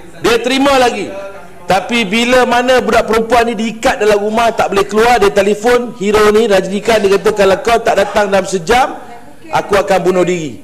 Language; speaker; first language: Malay; non-native, local second language; Tamil